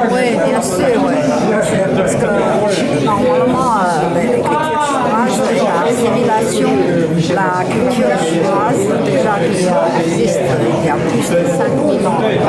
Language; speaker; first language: French; non-native, learner; Chinese